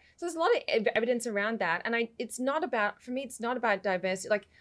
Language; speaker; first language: English; native; English